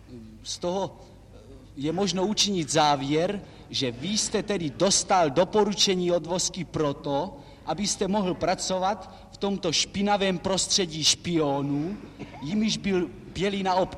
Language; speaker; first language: Czech; native; Czech